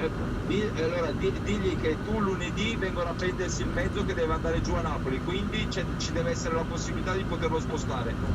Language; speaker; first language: Italian; native; Italian